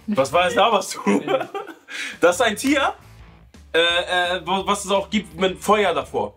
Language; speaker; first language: German; native; German